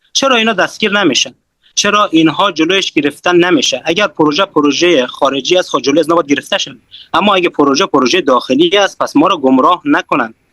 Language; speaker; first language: Persian; native; Persian